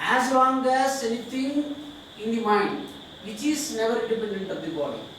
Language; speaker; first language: English; non-native, local second language; Telugu